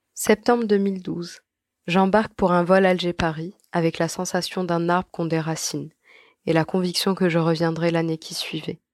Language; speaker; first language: French; non-native, local second language; Arabic